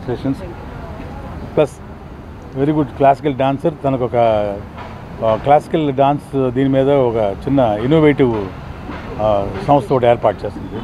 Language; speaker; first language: Telugu; native; Telugu